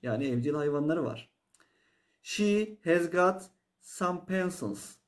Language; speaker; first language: English; non-native, fluent; Turkish